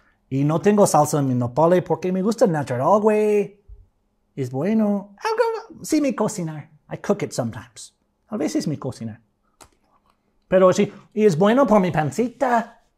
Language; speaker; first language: Spanish; non-native, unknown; English